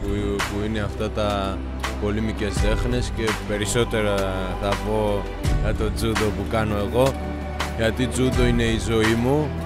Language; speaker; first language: Greek; non-native, fluent; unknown